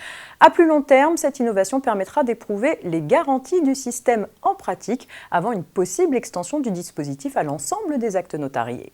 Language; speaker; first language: French; native; French